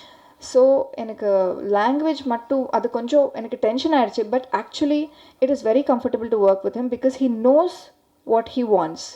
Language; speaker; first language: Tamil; non-native, learner; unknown